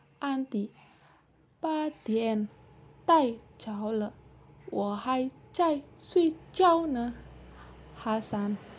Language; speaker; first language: Chinese; non-native, learner; Indonesian